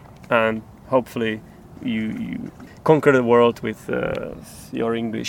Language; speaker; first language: English; non-native, fluent; Czech